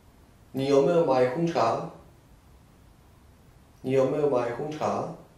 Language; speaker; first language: Chinese; non-native, fluent; Czech